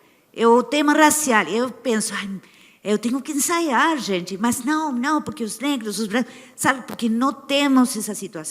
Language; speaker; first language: Portuguese; non-native, fluent; Spanish